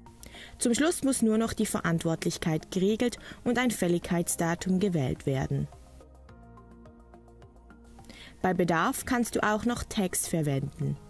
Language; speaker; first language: German; native; German